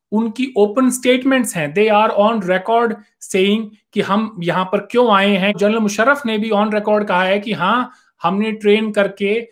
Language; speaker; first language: Hindi; native; Hindi